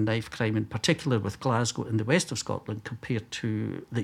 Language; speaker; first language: English; native; English